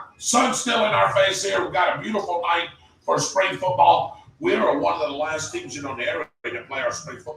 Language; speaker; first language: English; native; English